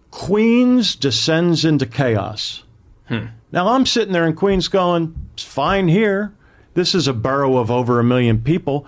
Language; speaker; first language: English; native; English